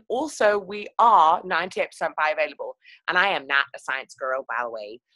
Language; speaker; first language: English; native; English